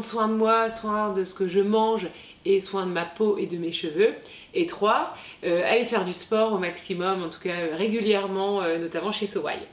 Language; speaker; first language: French; native; French